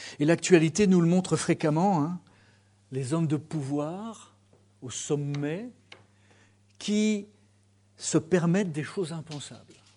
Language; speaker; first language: French; native; French